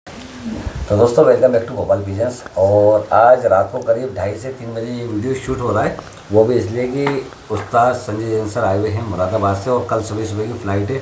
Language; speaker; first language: Hindi; native; Hindi